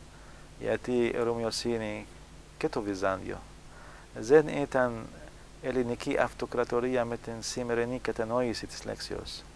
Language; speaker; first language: Greek; non-native, fluent; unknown